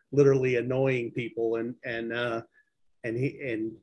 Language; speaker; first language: English; native; English